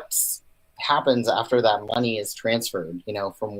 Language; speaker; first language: English; native; English